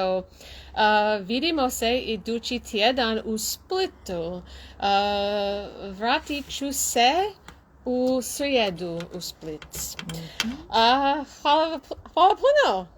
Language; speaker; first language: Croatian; non-native, learner; English